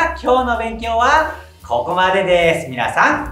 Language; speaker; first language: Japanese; non-native, fluent; Indonesian